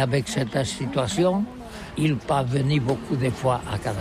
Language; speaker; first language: French; non-native, learner; Catalan